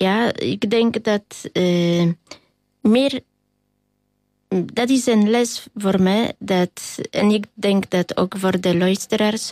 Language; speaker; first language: Dutch; non-native, learner; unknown